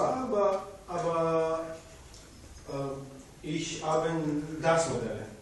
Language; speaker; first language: German; non-native, learner; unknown